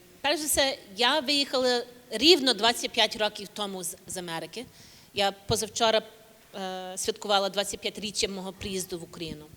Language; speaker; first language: Ukrainian; early bilingual, heritage; English